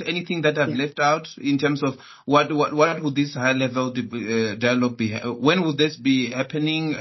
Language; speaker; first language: English; non-native, local second language; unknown